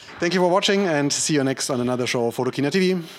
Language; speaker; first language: English; non-native, fluent; German